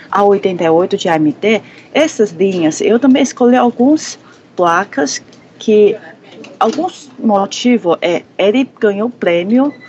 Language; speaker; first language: Portuguese; non-native, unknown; Chinese